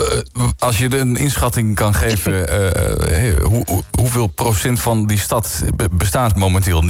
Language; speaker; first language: Dutch; non-native, local second language; Papiamento